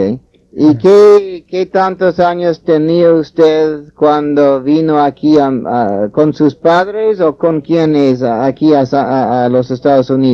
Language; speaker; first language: Spanish; non-native, fluent; English